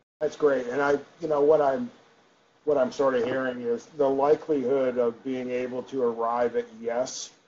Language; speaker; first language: English; native; English